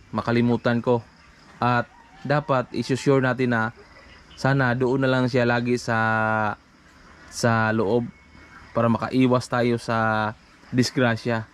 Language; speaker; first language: Filipino; non-native, local second language; Cebuano